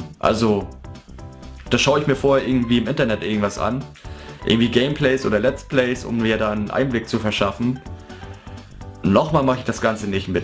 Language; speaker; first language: German; native; German